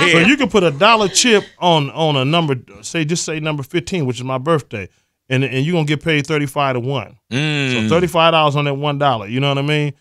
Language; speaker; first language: English; native; English